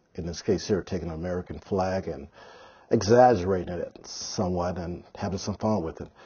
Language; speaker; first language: English; native; English